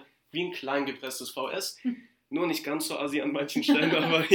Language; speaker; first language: German; native; German